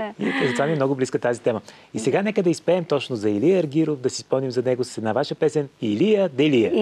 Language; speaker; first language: Bulgarian; native; Bulgarian